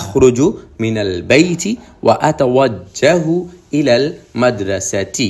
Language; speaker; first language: Arabic; non-native, fluent; Bangla